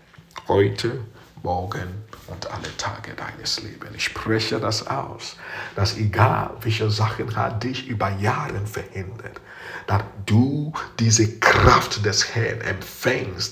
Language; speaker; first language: German; non-native, fluent; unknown